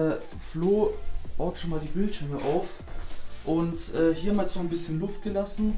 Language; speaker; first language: German; native; German